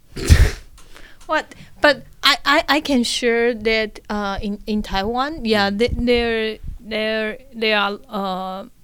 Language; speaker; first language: English; non-native, learner; Chinese